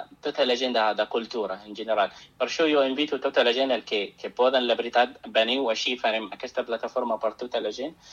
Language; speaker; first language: Catalan; non-native, fluent; Arabic